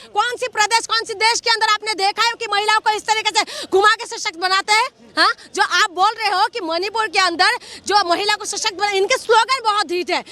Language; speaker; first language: Hindi; non-native, local second language; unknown